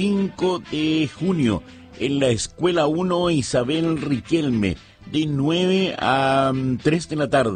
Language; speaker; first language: Spanish; native; Spanish